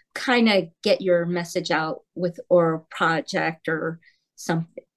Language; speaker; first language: English; early bilingual, heritage; Korean